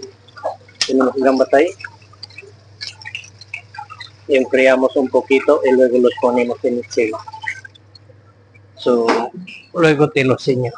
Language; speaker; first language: Spanish; non-native, learner; Filipino